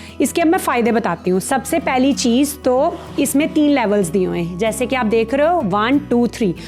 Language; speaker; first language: Hindi; native; Hindi